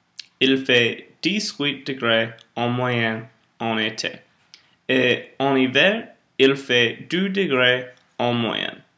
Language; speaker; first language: French; non-native, learner; English